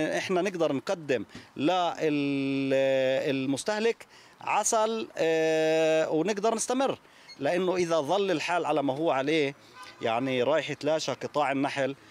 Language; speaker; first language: Arabic; native; Arabic